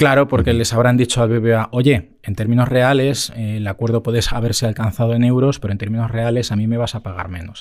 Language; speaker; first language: Spanish; native; Spanish